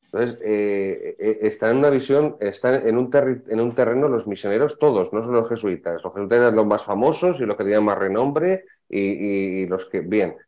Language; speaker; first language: Spanish; native; Spanish